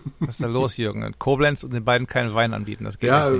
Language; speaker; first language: German; native; German